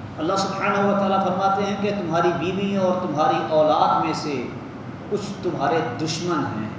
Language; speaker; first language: Urdu; non-native, local second language; Punjabi